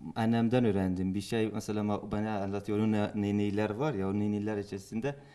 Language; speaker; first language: Turkish; non-native, fluent; Persian